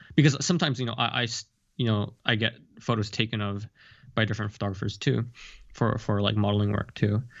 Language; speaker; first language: English; early bilingual, heritage; Japanese